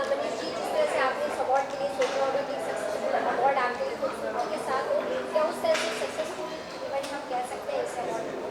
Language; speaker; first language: Hindi; native; Hindi